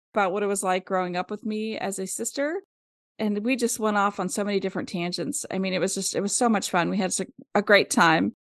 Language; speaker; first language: English; native; English